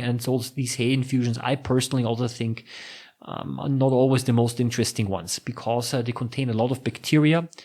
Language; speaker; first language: English; non-native, fluent; German